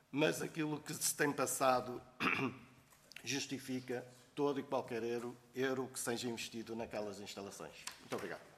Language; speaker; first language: Portuguese; native; Portuguese